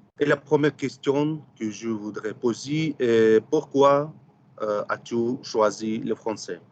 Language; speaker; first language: French; non-native, learner; Russian